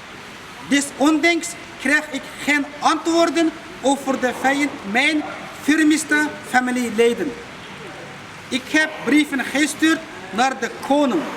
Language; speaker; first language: Dutch; non-native, fluent; Uyghur